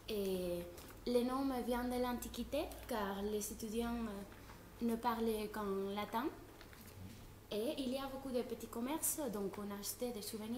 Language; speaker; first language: French; non-native, fluent; Spanish